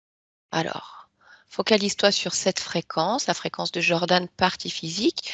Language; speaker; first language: French; native; French